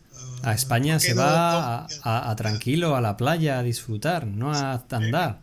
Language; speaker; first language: Spanish; native; Spanish